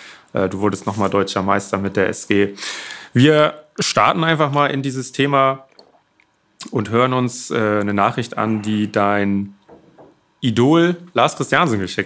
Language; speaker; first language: German; native; German